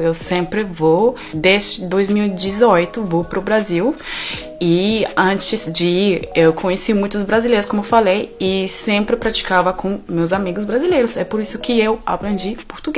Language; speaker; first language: Portuguese; non-native, fluent; German